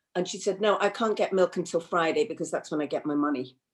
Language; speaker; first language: English; early bilingual, other home language; Hindi